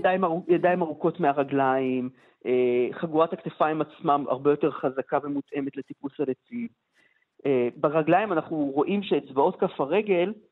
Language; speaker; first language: Hebrew; native; Hebrew